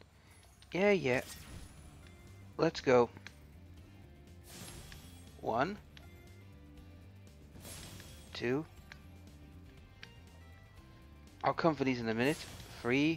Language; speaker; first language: English; native; English